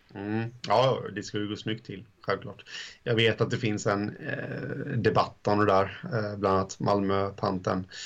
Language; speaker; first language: Swedish; native; Swedish